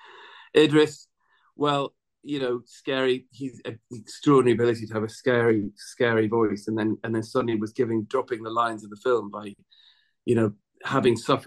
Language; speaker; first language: English; native; English